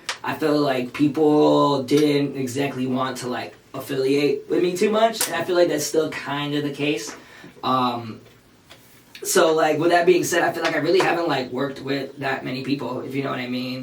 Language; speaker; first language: English; early bilingual, other home language; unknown